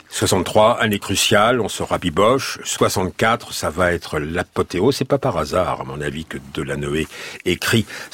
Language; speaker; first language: French; native; French